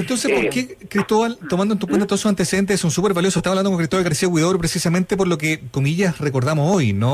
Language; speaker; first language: Spanish; native; Spanish